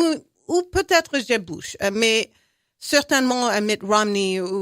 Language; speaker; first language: French; non-native, fluent; English